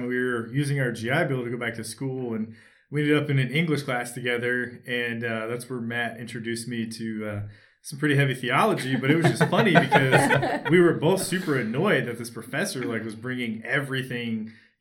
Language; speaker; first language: English; native; English